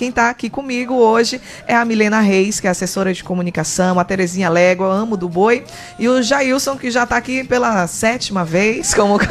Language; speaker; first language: Portuguese; native; Portuguese